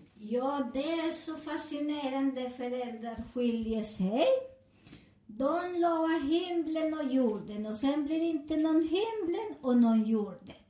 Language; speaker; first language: Swedish; non-native, fluent; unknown